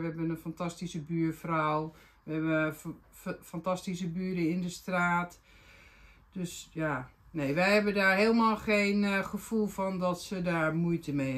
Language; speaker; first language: Dutch; native; Dutch